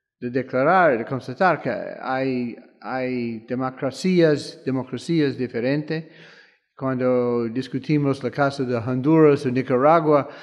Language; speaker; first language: Spanish; non-native, fluent; English